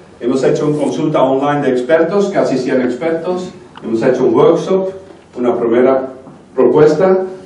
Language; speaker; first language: Spanish; non-native, fluent; Dutch